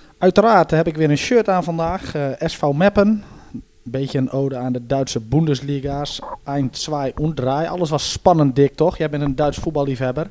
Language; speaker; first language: Dutch; native; Dutch